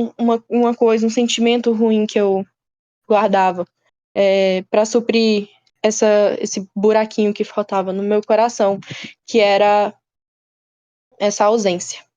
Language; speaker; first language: Portuguese; native; Portuguese